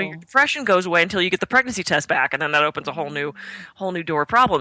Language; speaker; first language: English; native; English